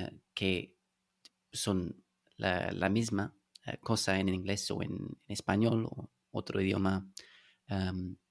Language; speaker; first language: Spanish; non-native, fluent; English